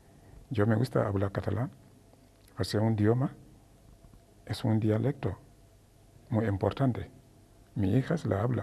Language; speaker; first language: Spanish; non-native, learner; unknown